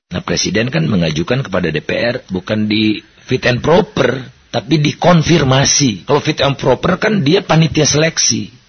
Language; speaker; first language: Indonesian; native; Indonesian